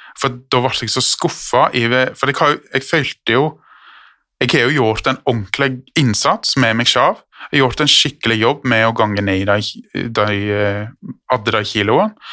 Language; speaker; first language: Norwegian; native; Norwegian